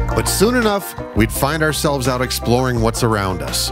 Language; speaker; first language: English; native; English